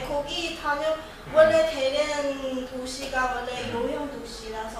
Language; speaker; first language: Korean; non-native, learner; Chinese